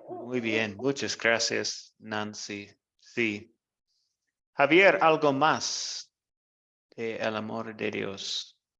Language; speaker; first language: Spanish; non-native, fluent; English